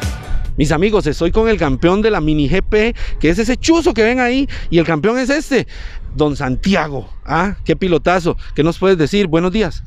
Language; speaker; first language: Spanish; native; Spanish